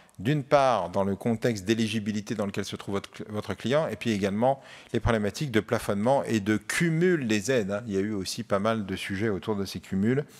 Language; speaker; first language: French; native; French